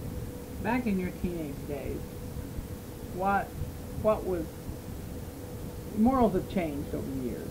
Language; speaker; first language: English; native; English